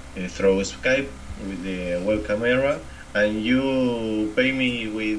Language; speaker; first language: English; non-native, learner; Spanish